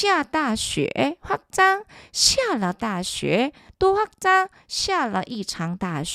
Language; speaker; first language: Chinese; non-native, fluent; Korean